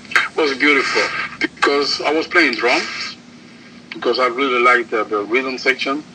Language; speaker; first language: English; non-native, learner; Spanish